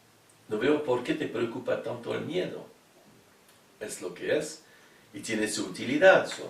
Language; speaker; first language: Spanish; non-native, fluent; French